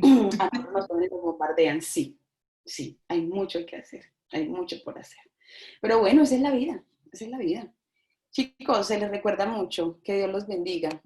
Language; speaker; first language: Spanish; native; Spanish